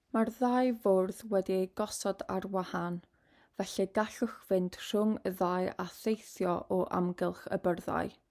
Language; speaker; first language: Welsh; non-native, local second language; English